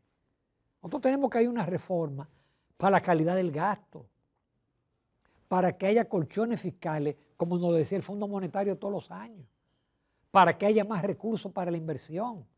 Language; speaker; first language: Spanish; native; Spanish